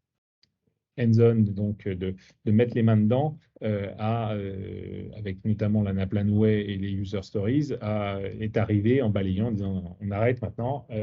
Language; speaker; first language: French; native; French